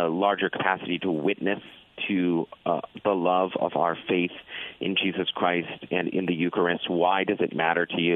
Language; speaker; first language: English; native; English